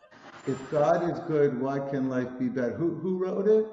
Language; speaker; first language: English; native; English